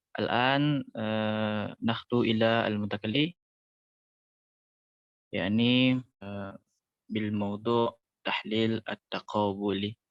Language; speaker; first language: Arabic; non-native, learner; Indonesian